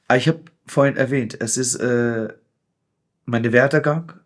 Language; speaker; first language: German; non-native, fluent; Persian